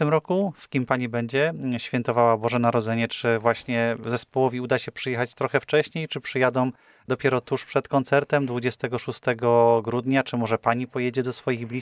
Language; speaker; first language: Polish; native; Polish